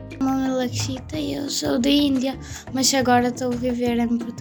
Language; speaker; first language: Portuguese; non-native, learner; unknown